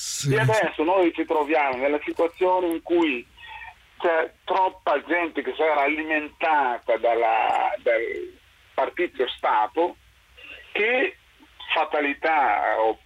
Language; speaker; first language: Italian; non-native, fluent; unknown